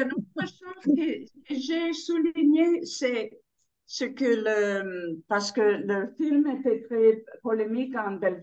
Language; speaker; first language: French; non-native, learner; Spanish